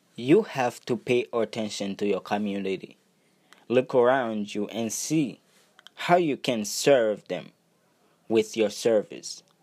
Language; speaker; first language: English; non-native, fluent; Haitian Creole